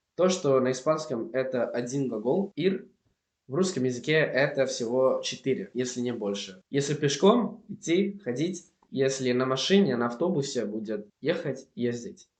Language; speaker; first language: Russian; non-native, fluent; Spanish